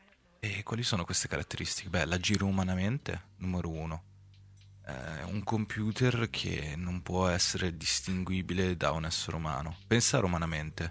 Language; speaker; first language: Italian; native; Italian